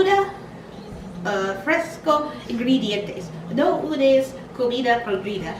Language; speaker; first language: Spanish; non-native, learner; English